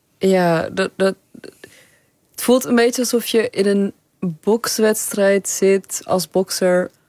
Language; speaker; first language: Dutch; early bilingual, other home language; Persian